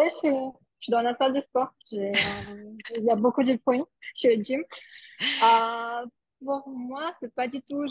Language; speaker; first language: French; non-native, fluent; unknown